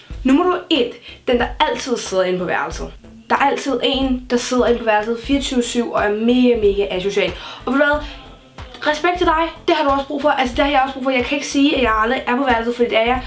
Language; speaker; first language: Danish; native; Danish